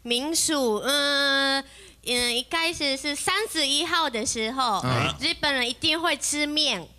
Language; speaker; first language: Chinese; non-native, fluent; Japanese